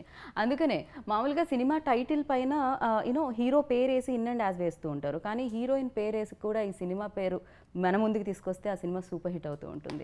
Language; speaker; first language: Telugu; native; Telugu